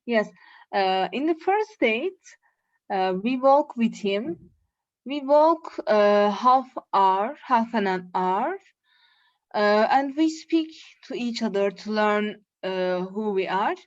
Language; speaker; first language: English; non-native, learner; Turkish